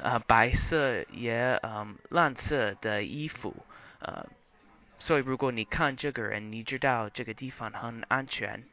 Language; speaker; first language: Chinese; non-native, learner; English